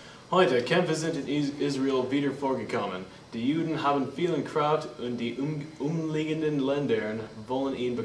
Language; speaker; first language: German; non-native, learner; English